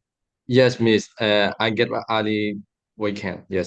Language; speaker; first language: English; non-native, learner; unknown